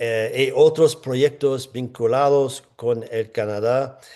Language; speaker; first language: Spanish; non-native, fluent; English